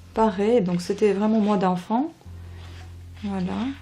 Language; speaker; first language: French; non-native, fluent; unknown